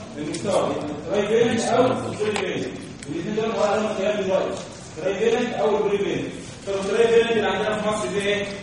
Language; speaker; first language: Arabic; native; Arabic